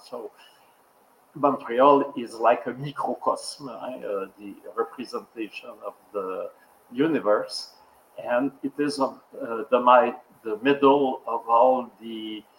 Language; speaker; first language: English; non-native, local second language; French